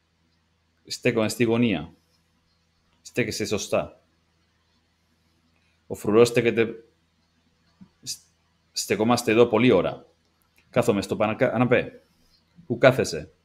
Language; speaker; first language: Greek; non-native, learner; English